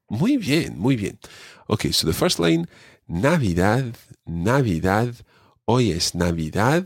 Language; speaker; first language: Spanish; non-native, fluent; English